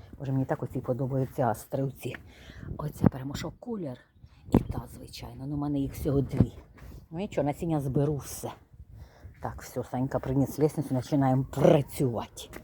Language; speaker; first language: Ukrainian; native; Ukrainian